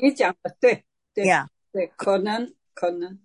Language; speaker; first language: Chinese; native; Chinese